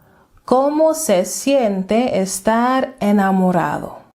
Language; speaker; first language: Spanish; non-native, fluent; English